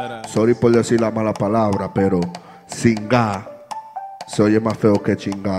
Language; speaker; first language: Spanish; early bilingual, heritage; Spanish